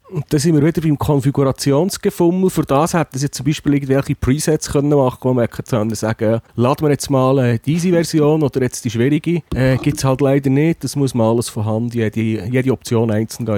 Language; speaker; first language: German; native; German